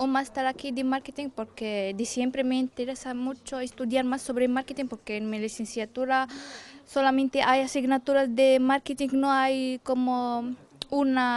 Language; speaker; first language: Spanish; non-native, fluent; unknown